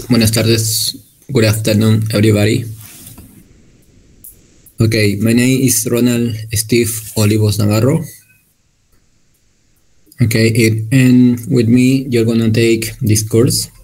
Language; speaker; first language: English; non-native, learner; Spanish